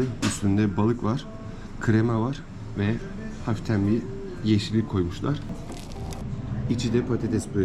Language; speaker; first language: Turkish; native; Turkish